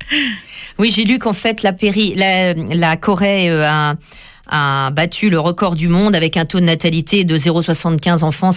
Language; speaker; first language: French; native; French